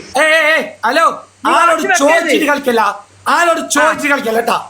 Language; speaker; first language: Malayalam; native; Malayalam